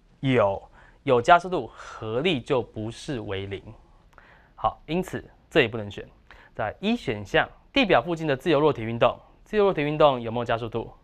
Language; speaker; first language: Chinese; native; Chinese